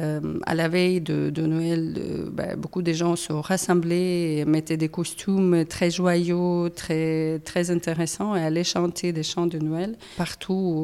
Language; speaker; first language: French; non-native, fluent; Ukrainian